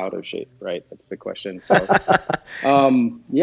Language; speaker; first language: English; native; English